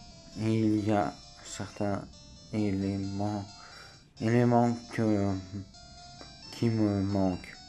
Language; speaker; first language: French; native; French